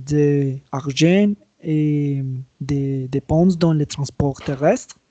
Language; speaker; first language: French; non-native, learner; Spanish